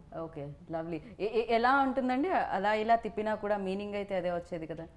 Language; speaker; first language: Telugu; native; Telugu